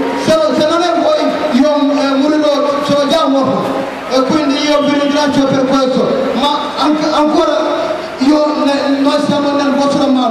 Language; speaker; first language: Italian; non-native, learner; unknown